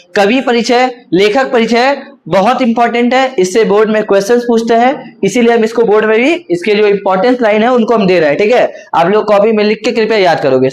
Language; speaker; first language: Hindi; native; Hindi